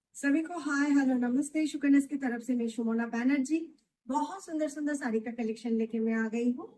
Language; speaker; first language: Hindi; non-native, local second language; Bangla